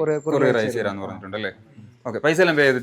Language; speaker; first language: Malayalam; native; Malayalam